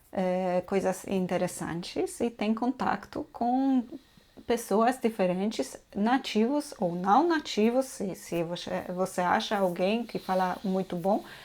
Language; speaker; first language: Portuguese; non-native, learner; Polish